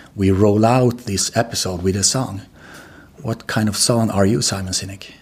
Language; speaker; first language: English; non-native, fluent; Swedish